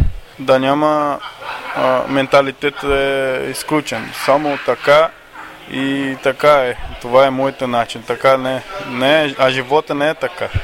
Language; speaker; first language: Bulgarian; non-native, learner; Portuguese